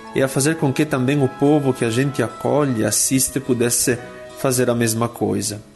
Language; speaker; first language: Portuguese; non-native, fluent; Italian